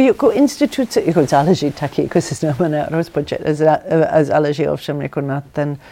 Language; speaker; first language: Czech; non-native, fluent; English